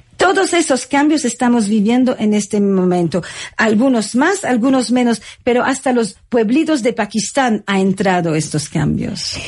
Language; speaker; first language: Spanish; non-native, fluent; French